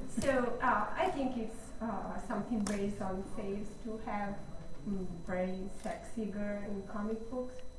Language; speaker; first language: English; non-native, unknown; Italian